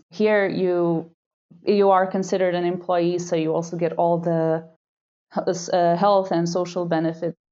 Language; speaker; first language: English; non-native, fluent; Portuguese